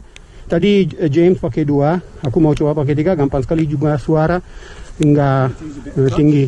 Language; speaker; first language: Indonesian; non-native, learner; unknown